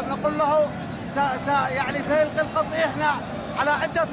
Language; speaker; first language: Arabic; native; Arabic